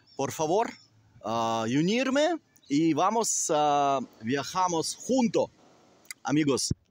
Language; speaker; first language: Spanish; non-native, learner; Russian